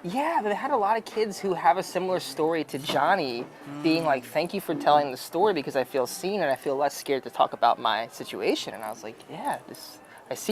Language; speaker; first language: English; native; English